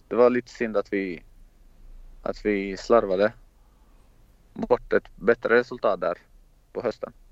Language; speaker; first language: Swedish; non-native, fluent; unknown